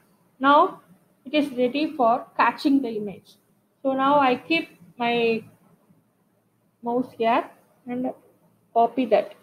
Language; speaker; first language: English; non-native, local second language; Tamil